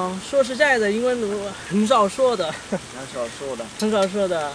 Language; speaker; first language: Chinese; non-native, fluent; Indonesian